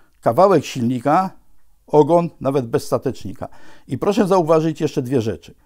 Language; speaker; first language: Polish; native; Polish